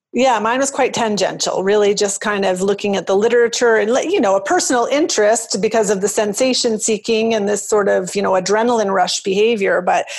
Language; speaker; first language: English; native; English